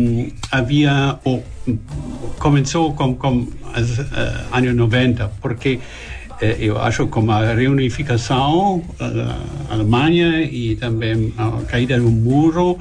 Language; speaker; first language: Portuguese; non-native, learner; German